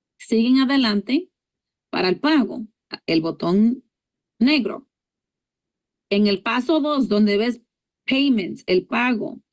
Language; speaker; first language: Spanish; early bilingual, heritage; English